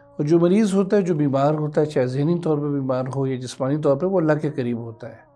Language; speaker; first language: Urdu; native; Urdu